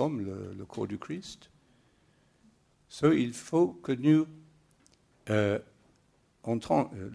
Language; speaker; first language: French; non-native, learner; English